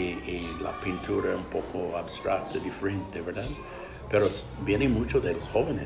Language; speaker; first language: Spanish; non-native, fluent; English